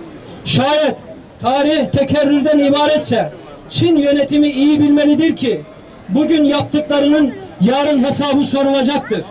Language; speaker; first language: Turkish; native; Turkish